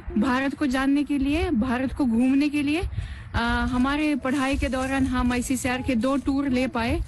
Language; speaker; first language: Hindi; non-native, fluent; Russian